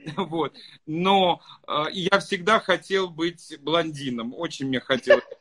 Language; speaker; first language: Russian; native; Russian